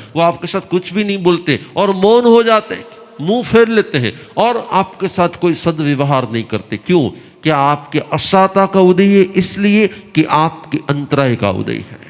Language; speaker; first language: Hindi; non-native, local second language; Gujarati